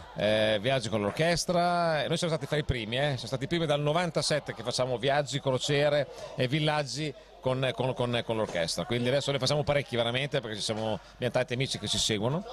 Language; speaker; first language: Italian; native; Italian